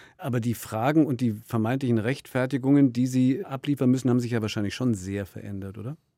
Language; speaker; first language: German; native; German